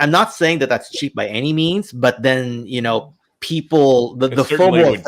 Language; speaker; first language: English; native; English